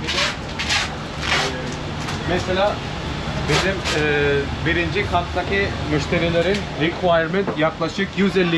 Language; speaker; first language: Turkish; non-native, fluent; Bangla